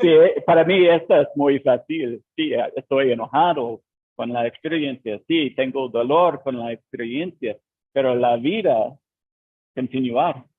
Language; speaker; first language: Spanish; non-native, learner; English